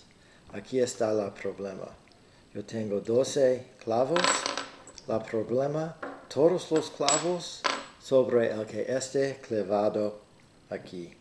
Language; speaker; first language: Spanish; non-native, learner; English